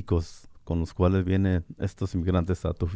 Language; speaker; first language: Spanish; native; Spanish